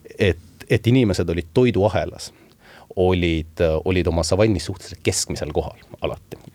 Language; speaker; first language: Estonian; native; Estonian